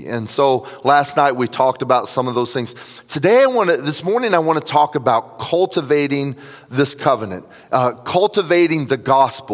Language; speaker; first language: English; native; English